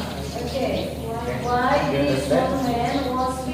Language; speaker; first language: English; non-native, local second language; Indonesian